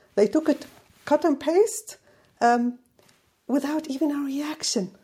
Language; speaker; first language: English; non-native, fluent; Arabic